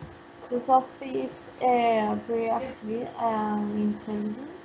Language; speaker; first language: English; non-native, learner; Spanish